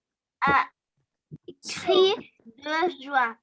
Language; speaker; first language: French; non-native, learner; Arabic